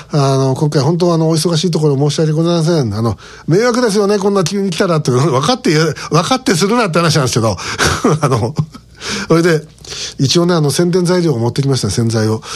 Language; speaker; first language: Japanese; native; Japanese